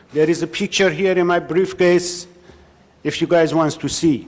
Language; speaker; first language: English; non-native, learner; Persian